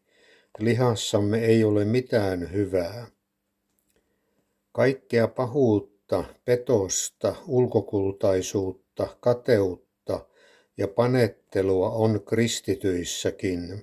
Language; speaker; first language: Finnish; native; Finnish